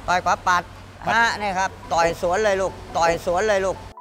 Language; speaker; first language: Thai; native; Thai